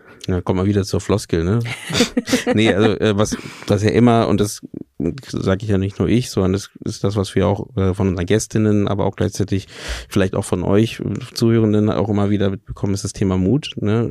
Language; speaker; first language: German; native; German